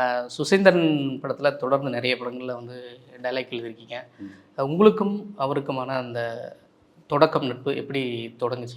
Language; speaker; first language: Tamil; native; Tamil